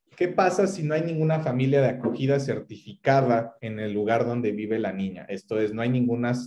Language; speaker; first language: Spanish; native; Spanish